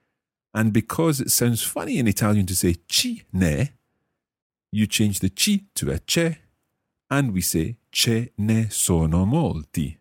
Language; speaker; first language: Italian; non-native, fluent; English